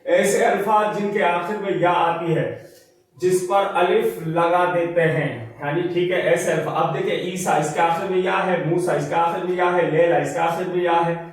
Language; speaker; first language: Urdu; native; Urdu